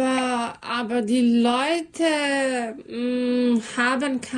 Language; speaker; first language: German; non-native, fluent; Serbian